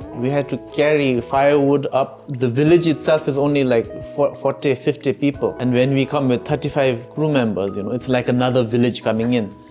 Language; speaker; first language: English; non-native, fluent; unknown